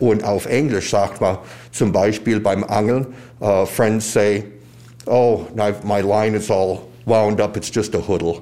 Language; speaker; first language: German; early bilingual, heritage; German